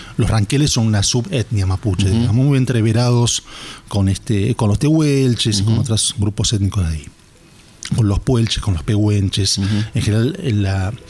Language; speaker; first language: Spanish; native; Spanish